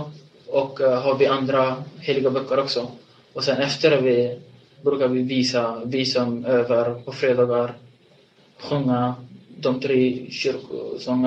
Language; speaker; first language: Swedish; non-native, fluent; Tigrinya